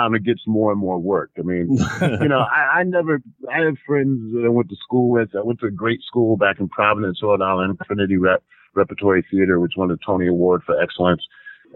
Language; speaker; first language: English; native; English